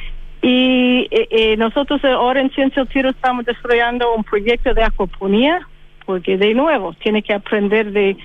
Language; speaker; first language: Spanish; non-native, fluent; English